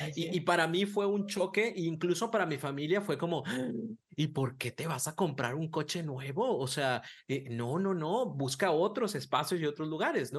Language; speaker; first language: Spanish; native; Spanish